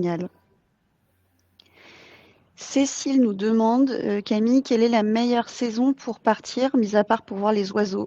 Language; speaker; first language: French; native; French